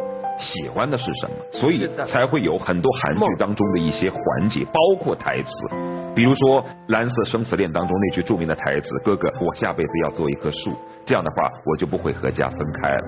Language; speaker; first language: Chinese; native; Chinese